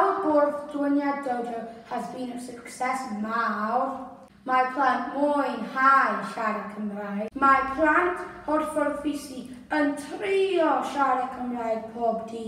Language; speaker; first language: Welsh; non-native, local second language; English